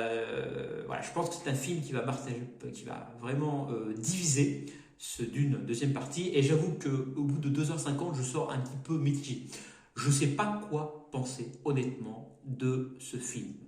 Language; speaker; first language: French; native; French